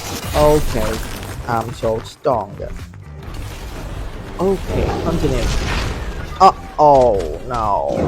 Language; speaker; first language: English; non-native, learner; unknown